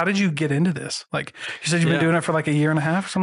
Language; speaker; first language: English; native; English